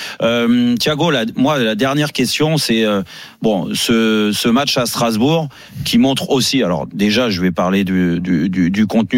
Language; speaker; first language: French; native; French